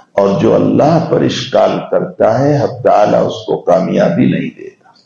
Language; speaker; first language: Urdu; non-native, local second language; Gujarati